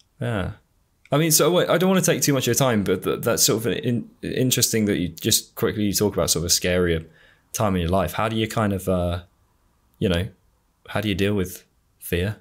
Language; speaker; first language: English; native; English